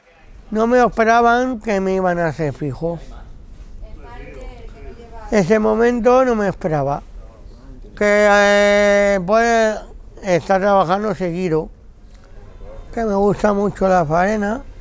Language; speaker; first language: Catalan; non-native, local second language; Spanish